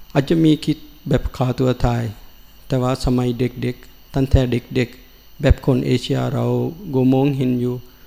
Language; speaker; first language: Thai; non-native, learner; Sinhala